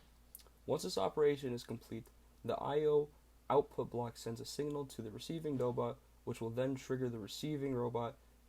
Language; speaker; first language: English; native; English